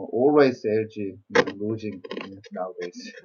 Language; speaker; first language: English; non-native, learner; Korean